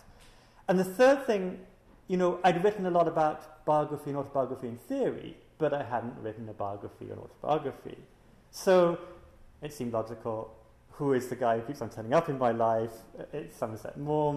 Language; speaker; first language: English; native; English